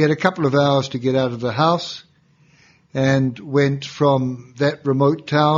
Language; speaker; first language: English; native; English